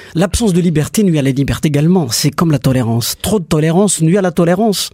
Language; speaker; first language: French; non-native, local second language; Kabyle